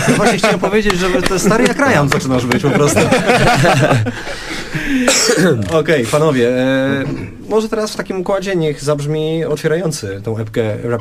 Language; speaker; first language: Polish; native; Polish